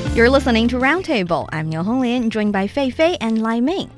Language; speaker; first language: English; non-native, fluent; Chinese